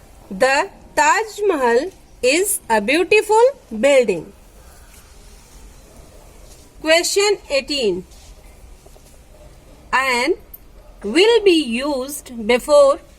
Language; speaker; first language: English; non-native, local second language; Hindi